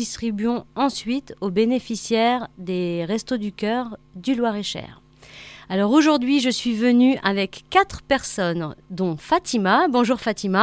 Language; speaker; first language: French; native; French